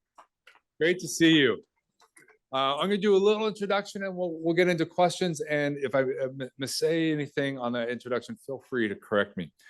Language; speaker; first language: English; native; English